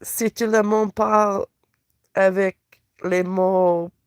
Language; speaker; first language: French; non-native, learner; English